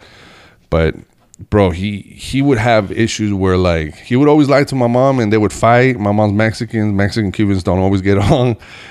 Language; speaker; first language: English; early bilingual, other home language; Spanish